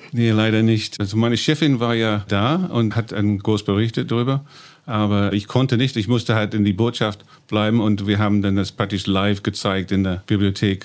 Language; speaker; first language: German; non-native, fluent; English